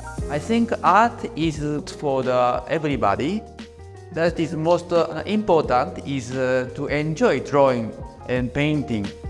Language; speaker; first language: English; non-native, learner; Japanese